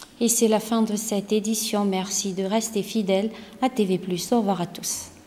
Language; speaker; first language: French; non-native, local second language; Malagasy